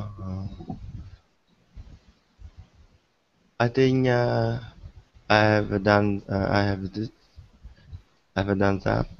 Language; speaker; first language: English; non-native, learner; Vietnamese